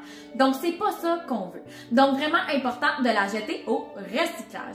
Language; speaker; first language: French; native; French